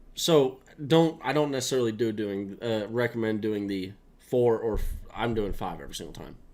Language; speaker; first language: English; native; English